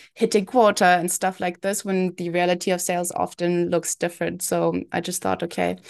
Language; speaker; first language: English; non-native, fluent; German